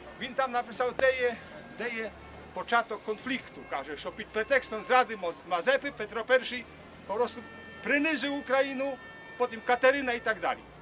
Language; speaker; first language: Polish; non-native, learner; Ukrainian